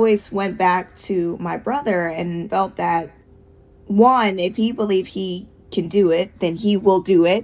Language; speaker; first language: English; native; English